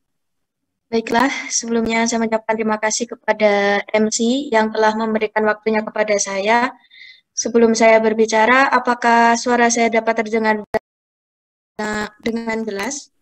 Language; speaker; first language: Indonesian; native; Indonesian